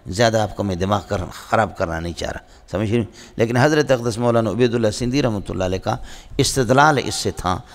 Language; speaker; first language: Urdu; non-native, local second language; Brahui